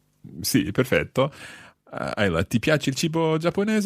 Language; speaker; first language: Italian; non-native, fluent; English